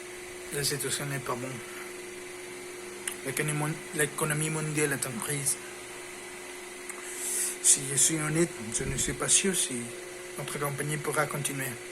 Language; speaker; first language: French; non-native, learner; Spanish